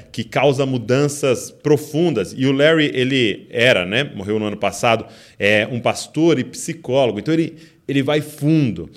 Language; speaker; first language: Portuguese; native; Portuguese